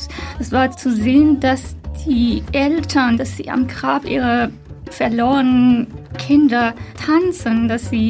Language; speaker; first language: German; non-native, fluent; Persian